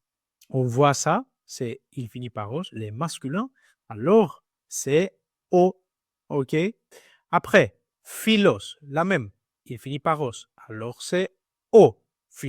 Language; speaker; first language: French; non-native, learner; Greek